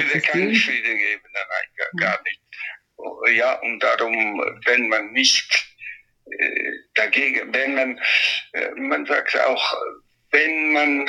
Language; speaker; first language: German; non-native, fluent; Italian